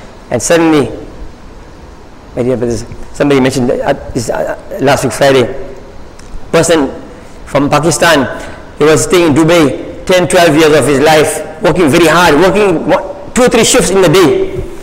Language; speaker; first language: English; native; English